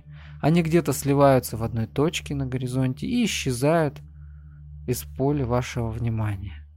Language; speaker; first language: Russian; native; Russian